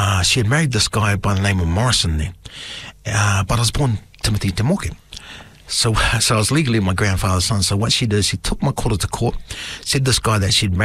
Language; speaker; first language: English; native; English